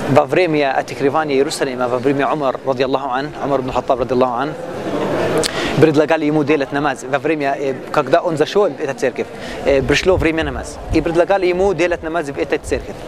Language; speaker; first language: Russian; non-native, learner; Arabic